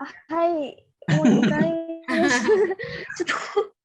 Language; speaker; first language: Japanese; non-native, learner; Indonesian